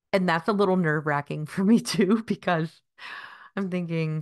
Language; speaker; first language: English; native; English